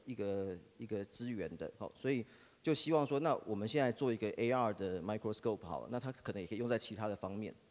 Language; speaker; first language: Chinese; native; Chinese